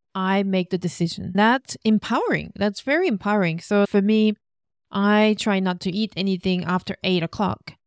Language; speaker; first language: English; non-native, fluent; Korean